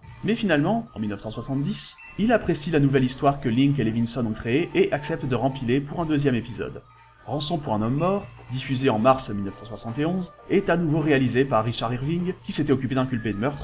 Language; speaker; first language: French; native; French